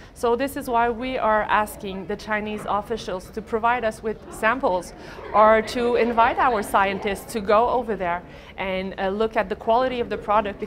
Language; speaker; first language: English; non-native, fluent; French